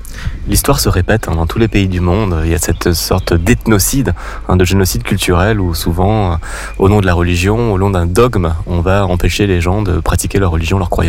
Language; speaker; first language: French; native; French